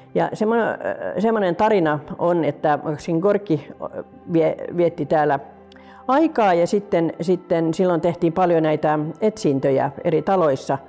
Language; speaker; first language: Finnish; native; Finnish